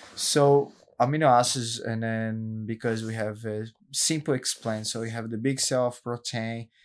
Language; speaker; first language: English; non-native, learner; Portuguese